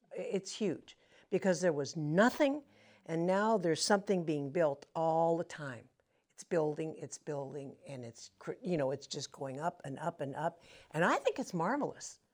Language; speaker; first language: English; native; English